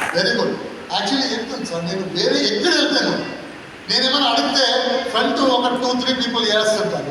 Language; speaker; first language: Telugu; non-native, local second language; Tulu